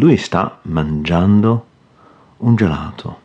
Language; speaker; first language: Italian; non-native, fluent; English